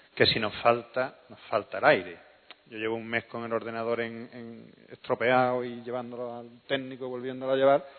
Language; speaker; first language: Spanish; native; Spanish